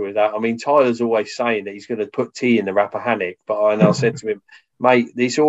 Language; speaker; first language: English; native; English